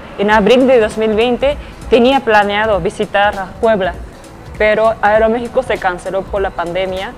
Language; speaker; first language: Spanish; non-native, fluent; Japanese